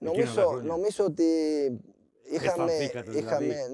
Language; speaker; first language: Greek; non-native, fluent; Spanish